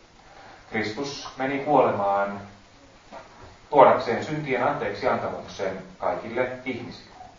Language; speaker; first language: Finnish; native; Finnish